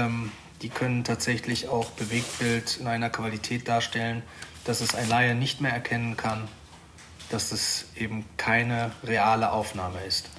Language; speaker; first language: German; native; German